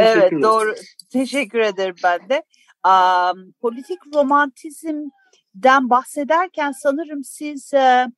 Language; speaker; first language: Turkish; native; Turkish